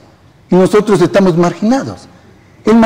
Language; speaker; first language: Spanish; native; Spanish